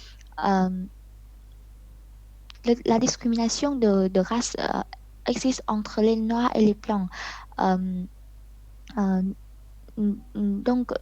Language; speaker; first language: French; non-native, learner; Vietnamese